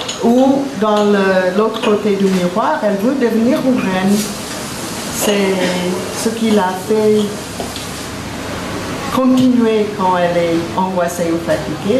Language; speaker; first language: French; non-native, fluent; English